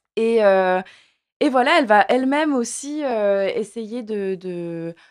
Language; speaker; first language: French; native; French